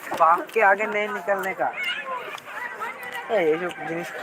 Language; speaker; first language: Hindi; non-native, local second language; Bangla